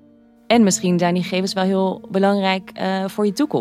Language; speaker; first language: Dutch; native; Dutch